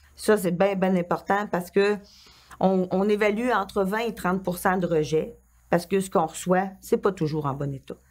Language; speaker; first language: French; native; French